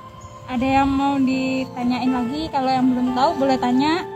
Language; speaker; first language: Indonesian; native; Indonesian